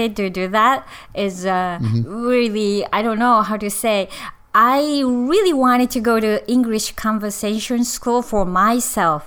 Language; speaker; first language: English; non-native, learner; Japanese